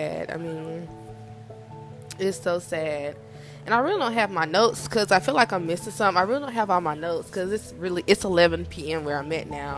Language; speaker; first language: English; native; English